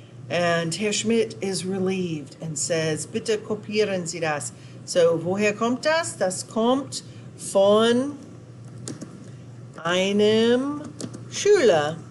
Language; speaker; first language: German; non-native, fluent; English